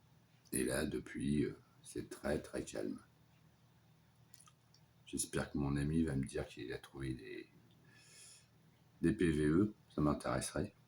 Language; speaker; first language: French; native; French